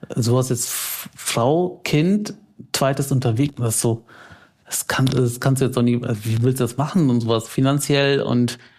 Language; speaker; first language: German; early bilingual, other home language; Tamil